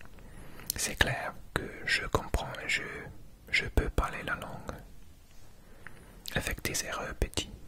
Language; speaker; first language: French; non-native, learner; English